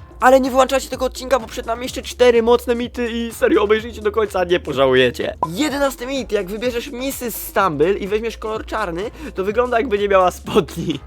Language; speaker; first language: Polish; native; Polish